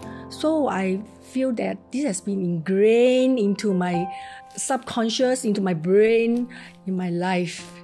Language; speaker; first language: English; non-native, local second language; Cantonese